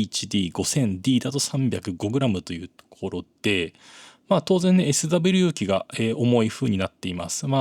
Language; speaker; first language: Japanese; native; Japanese